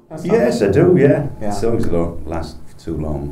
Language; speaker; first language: English; native; English